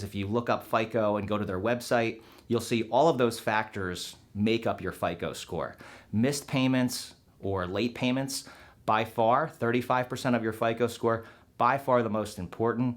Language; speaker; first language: English; native; English